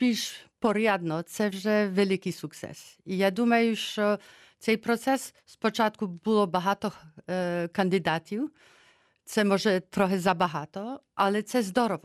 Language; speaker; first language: Ukrainian; early bilingual, heritage; Ukrainian